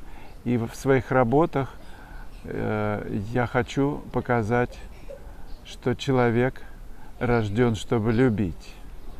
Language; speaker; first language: Russian; native; Russian